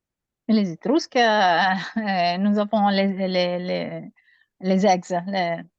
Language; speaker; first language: French; non-native, learner; Italian